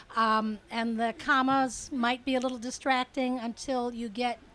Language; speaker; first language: English; native; English